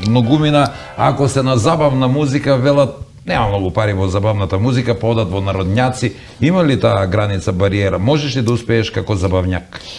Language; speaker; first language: Macedonian; native; Macedonian